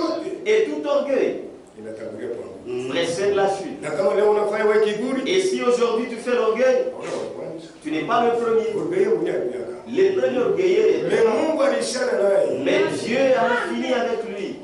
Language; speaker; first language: French; non-native, local second language; Swahili